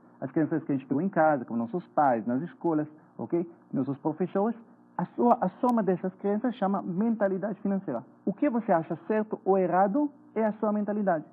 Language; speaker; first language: Portuguese; non-native, fluent; Hebrew